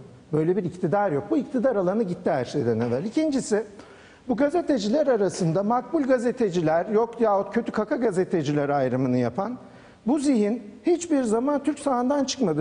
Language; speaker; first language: Turkish; native; Turkish